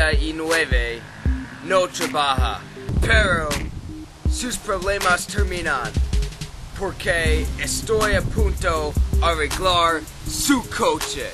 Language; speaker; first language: Spanish; non-native, learner; English